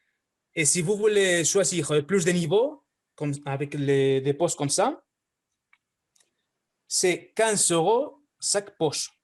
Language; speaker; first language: French; non-native, fluent; Spanish